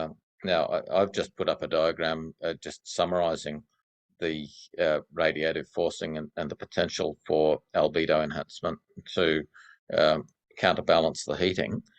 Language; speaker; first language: English; native; English